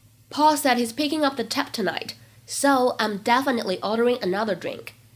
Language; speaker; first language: English; non-native, fluent; Chinese